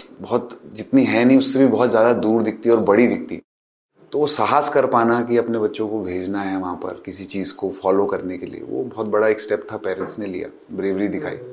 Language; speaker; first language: Hindi; native; Hindi